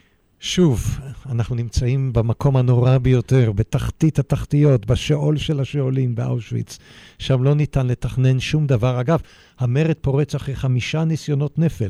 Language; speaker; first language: Hebrew; native; Hebrew